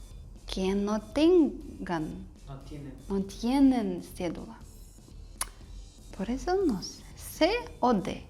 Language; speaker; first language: Spanish; non-native, learner; Russian